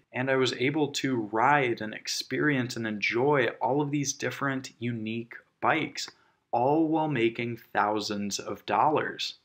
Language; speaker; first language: English; native; English